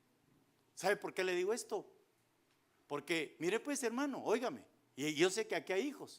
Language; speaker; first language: Spanish; native; Spanish